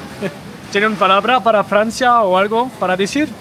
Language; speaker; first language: Spanish; non-native, learner; French